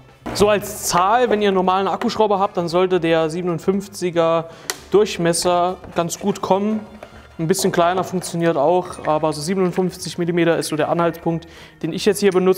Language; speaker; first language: German; native; German